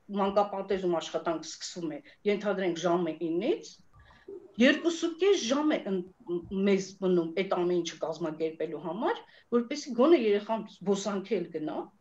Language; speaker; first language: Armenian; native; Armenian